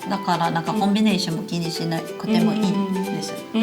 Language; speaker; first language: Japanese; non-native, fluent; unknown